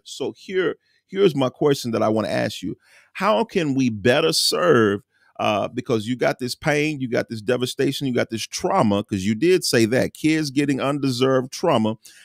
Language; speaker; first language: English; native; English